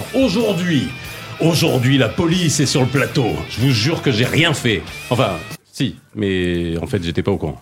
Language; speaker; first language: French; native; French